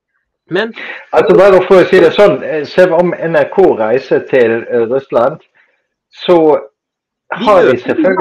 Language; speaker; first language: Norwegian; non-native, fluent; German